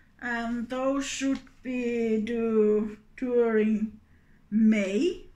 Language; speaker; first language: English; non-native, learner; Finnish